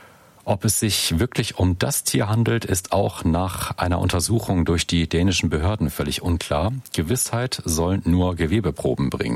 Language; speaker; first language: German; native; German